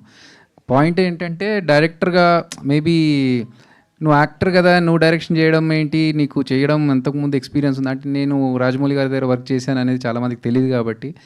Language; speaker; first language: Telugu; native; Telugu